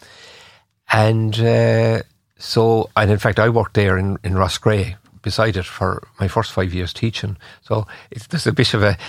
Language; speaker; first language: English; native; English